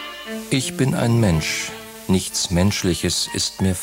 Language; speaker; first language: German; native; German